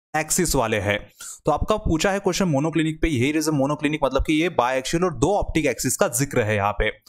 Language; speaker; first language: Hindi; non-native, local second language; Marathi